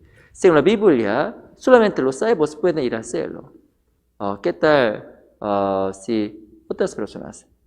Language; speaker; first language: Spanish; non-native, fluent; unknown